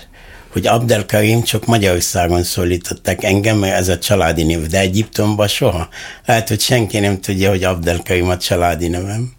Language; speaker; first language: Hungarian; non-native, fluent; Arabic